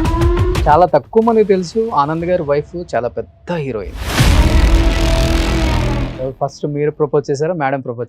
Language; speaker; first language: Telugu; native; Telugu